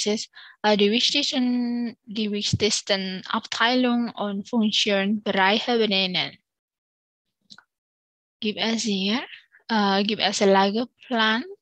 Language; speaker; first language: German; non-native, learner; Indonesian